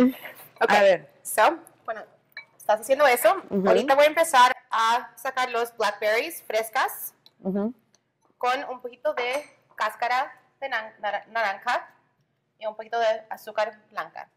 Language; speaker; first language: Spanish; early bilingual, heritage; Spanish